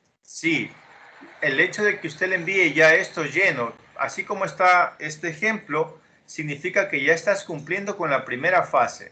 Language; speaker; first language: Spanish; native; Spanish